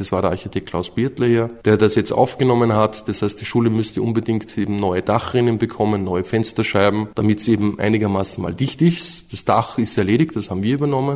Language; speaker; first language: German; native; German